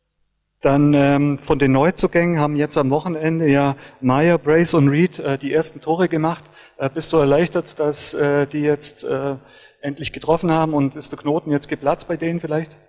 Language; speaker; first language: German; native; German